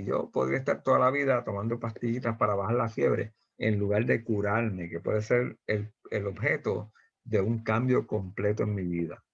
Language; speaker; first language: Spanish; native; Spanish